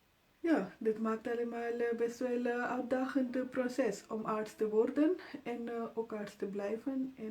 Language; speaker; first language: Dutch; non-native, fluent; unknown